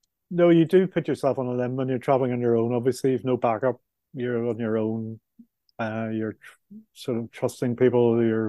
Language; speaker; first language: English; native; English